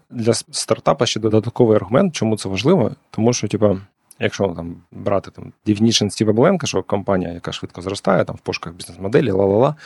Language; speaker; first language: Ukrainian; non-native, local second language; Russian